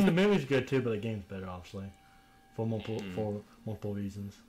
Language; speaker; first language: English; native; English